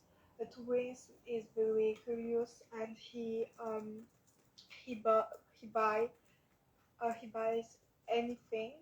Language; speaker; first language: English; non-native, learner; French